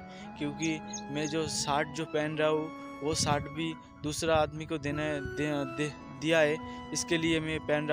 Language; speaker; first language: Hindi; non-native, local second language; Bangla